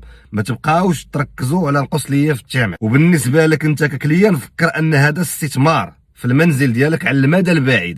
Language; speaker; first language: Arabic; native; Arabic